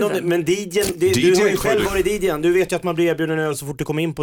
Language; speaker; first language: Swedish; native; Swedish